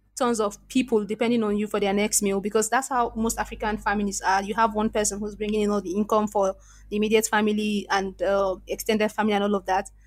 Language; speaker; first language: English; non-native, local second language; Igbo